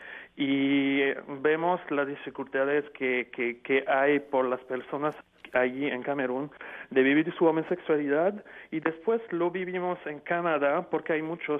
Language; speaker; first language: Spanish; non-native, fluent; French